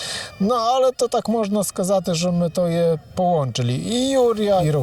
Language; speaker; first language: Polish; non-native, local second language; Belarusian